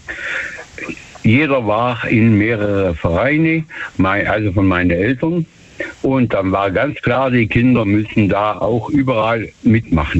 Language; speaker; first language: German; native; German